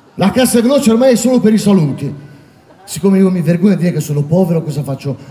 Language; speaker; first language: Italian; native; Italian